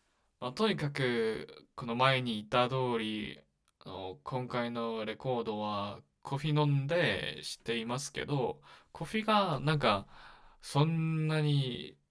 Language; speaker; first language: Japanese; non-native, learner; Korean